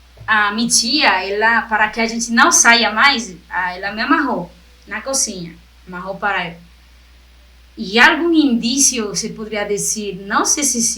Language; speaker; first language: Portuguese; non-native, fluent; Spanish